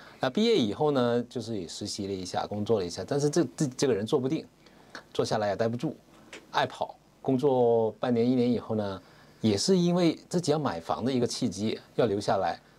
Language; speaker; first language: Chinese; non-native, local second language; Cantonese